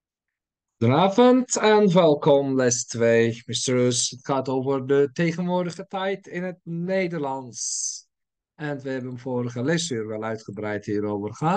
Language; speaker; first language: Dutch; non-native, fluent; Turkish